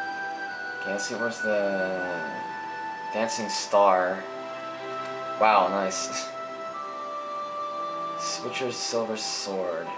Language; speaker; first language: English; native; English